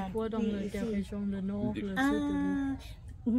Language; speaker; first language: French; non-native, fluent; Thai